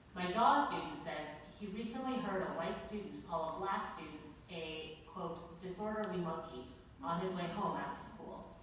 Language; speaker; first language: English; native; English